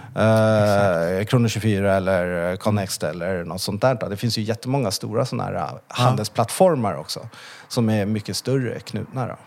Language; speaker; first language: Swedish; early bilingual, other home language; Chinese